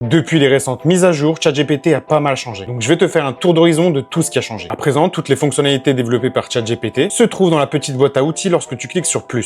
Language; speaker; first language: French; native; French